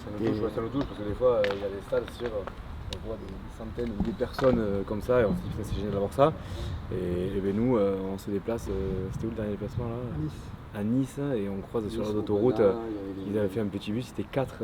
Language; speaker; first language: French; native; French